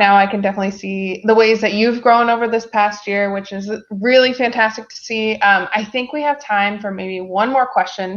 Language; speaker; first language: English; native; English